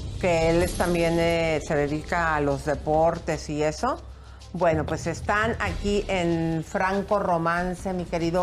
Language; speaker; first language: Spanish; native; Spanish